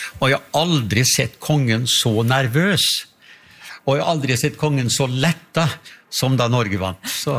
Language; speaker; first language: Norwegian; native; Norwegian